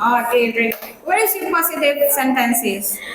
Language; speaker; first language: English; non-native, fluent; Indonesian